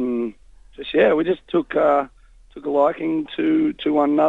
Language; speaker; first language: English; native; English